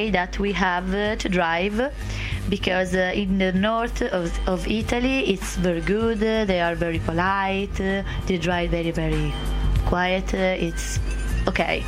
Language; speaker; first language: English; non-native, learner; Italian